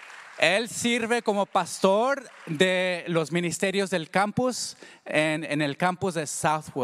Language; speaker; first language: Spanish; early bilingual, heritage; Spanish